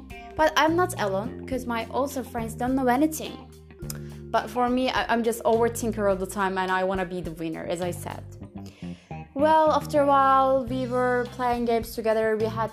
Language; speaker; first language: English; non-native, fluent; Turkish